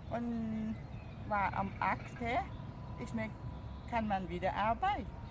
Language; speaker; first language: German; non-native, learner; Thai